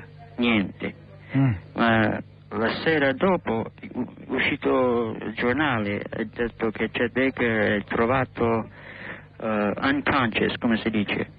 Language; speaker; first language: Italian; non-native, learner; English